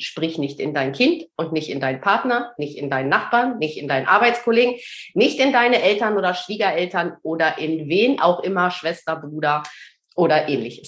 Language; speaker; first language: German; native; German